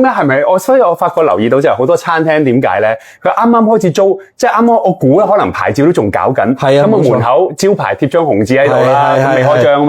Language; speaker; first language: Cantonese; native; Cantonese